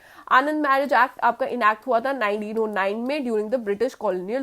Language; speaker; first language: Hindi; native; Hindi